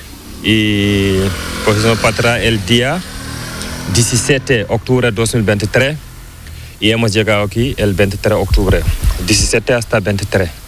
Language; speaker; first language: Spanish; non-native, learner; Fula